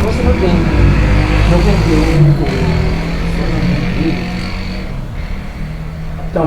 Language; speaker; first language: Portuguese; non-native, learner; Haitian Creole